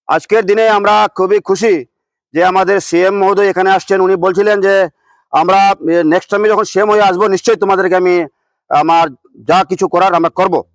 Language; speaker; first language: Bangla; non-native, local second language; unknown